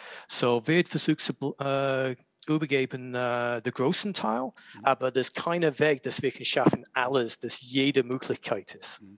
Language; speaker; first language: German; non-native, learner; English